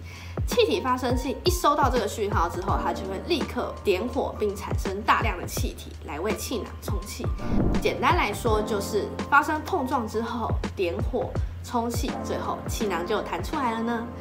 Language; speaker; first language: Chinese; native; Chinese